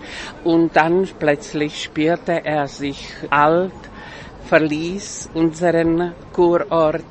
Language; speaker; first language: German; non-native, fluent; Czech